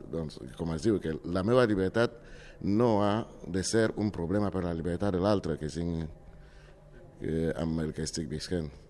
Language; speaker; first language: Catalan; non-native, fluent; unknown